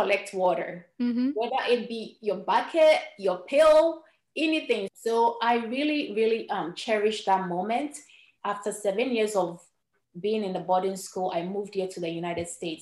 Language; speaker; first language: English; non-native, local second language; Ewe